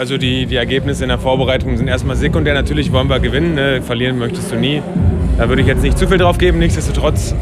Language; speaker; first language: German; native; German